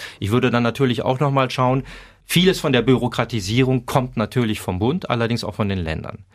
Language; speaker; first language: German; native; German